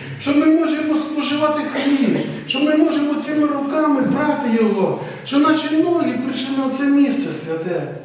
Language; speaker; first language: Ukrainian; native; Ukrainian